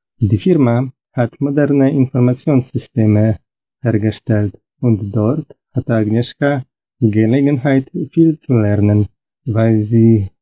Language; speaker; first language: German; non-native, fluent; Polish